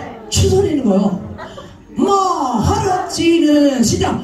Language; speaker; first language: Korean; native; Korean